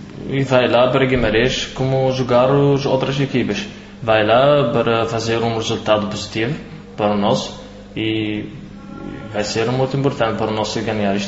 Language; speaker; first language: Portuguese; non-native, learner; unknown